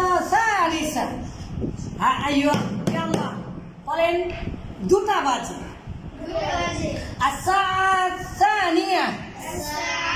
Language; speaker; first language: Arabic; non-native, fluent; Bangla